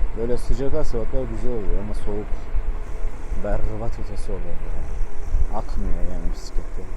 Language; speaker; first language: Turkish; native; Turkish